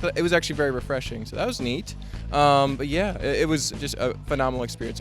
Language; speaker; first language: English; native; English